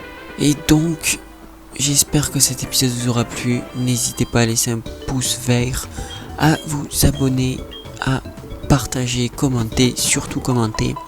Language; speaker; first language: French; native; French